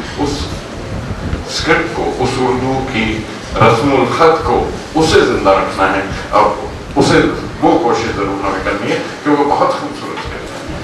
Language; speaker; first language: Urdu; native; Urdu